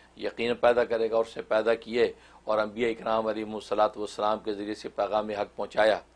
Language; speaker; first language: Hindi; non-native, local second language; Kashmiri